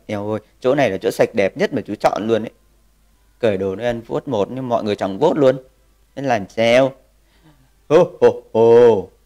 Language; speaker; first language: Vietnamese; native; Vietnamese